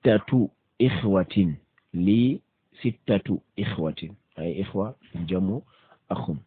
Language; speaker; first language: Arabic; non-native, fluent; Fula